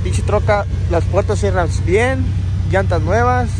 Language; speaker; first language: Spanish; early bilingual, heritage; Spanish